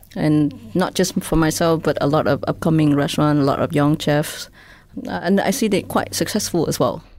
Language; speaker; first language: English; non-native, fluent; Vietnamese